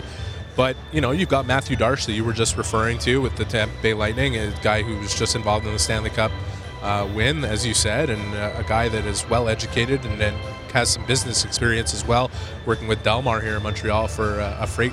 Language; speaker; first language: English; native; English